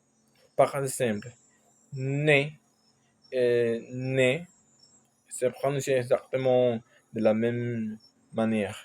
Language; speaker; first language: French; non-native, learner; Spanish